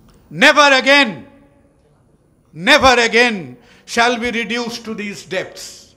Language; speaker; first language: English; non-native, local second language; Bangla